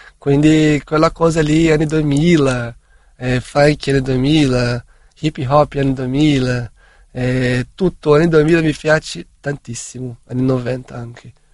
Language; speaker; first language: Italian; non-native, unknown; Portuguese